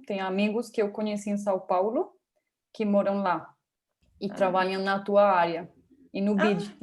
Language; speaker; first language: Portuguese; non-native, fluent; Spanish